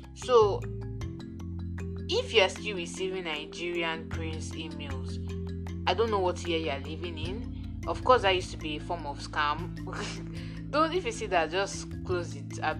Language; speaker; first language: English; non-native, local second language; Yoruba